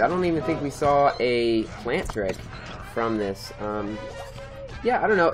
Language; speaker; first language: English; native; English